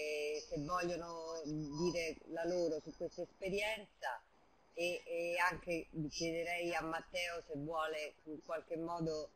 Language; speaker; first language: Italian; native; Italian